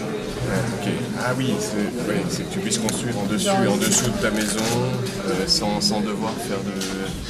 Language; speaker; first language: French; native; French